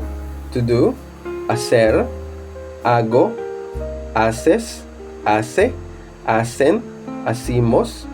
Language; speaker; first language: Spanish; non-native, learner; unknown